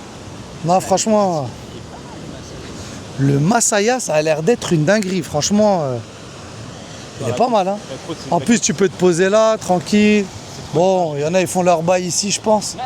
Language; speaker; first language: French; native; French